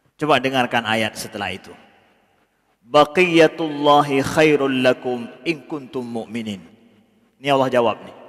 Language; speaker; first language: Malay; non-native, local second language; Achinese